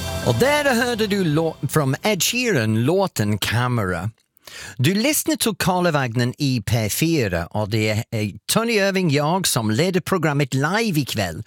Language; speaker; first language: Swedish; non-native, fluent; English